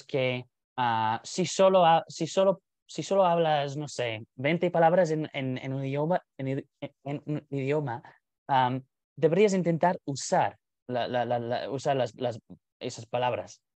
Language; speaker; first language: Spanish; non-native, fluent; English